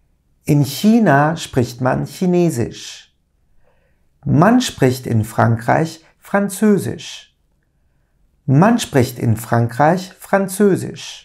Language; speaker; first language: German; non-native, fluent; Turkish